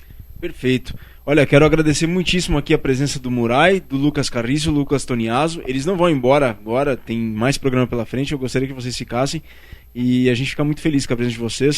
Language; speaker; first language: Portuguese; native; Portuguese